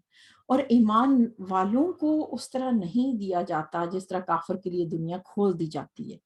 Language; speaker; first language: Urdu; native; Urdu